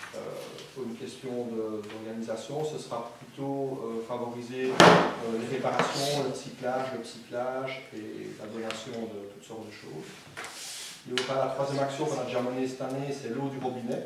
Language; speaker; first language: French; native; French